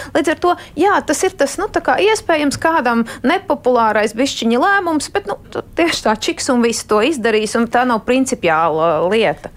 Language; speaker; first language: Latvian; non-native, local second language; Russian